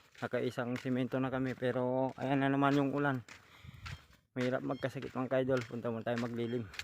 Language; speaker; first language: Filipino; non-native, local second language; Cebuano